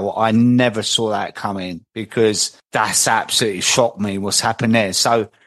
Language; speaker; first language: English; native; English